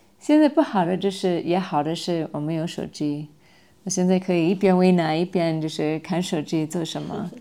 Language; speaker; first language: Chinese; non-native, fluent; English